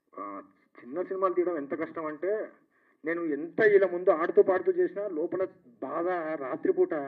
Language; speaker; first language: Telugu; native; Telugu